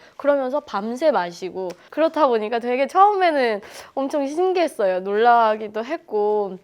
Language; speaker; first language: Korean; non-native, fluent; Burmese